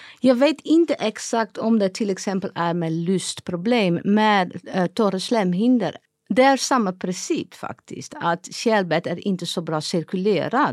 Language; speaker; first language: Swedish; non-native, fluent; Dutch